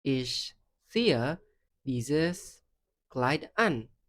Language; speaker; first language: German; non-native, fluent; Indonesian